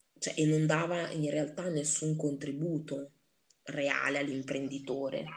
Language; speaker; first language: Italian; early bilingual, other home language; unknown